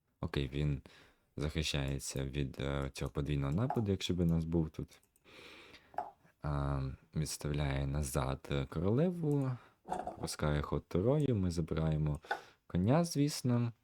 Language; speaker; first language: Ukrainian; native; Ukrainian